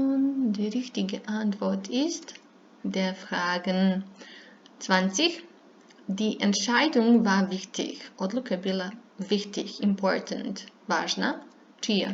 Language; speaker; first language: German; non-native, fluent; Serbian